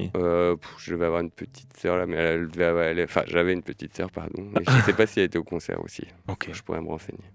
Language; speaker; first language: French; native; French